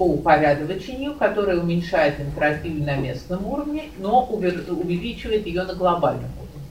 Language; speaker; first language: Russian; native; Russian